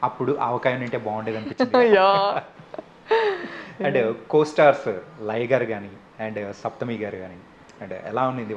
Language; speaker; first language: Telugu; native; Telugu